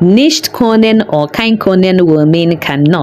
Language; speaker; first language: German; non-native, learner; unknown